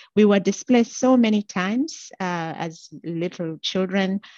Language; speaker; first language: English; non-native, local second language; Gusii